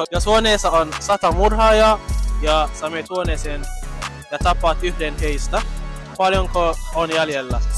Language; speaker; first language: Finnish; non-native, learner; English